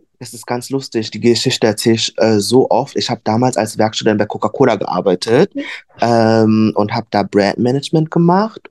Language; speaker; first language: German; early bilingual, other home language; Vietnamese